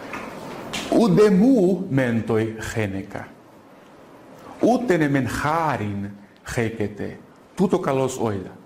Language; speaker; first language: Greek; non-native, fluent; Portuguese